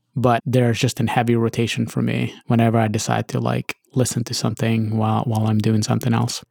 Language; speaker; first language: English; early bilingual, other home language; Russian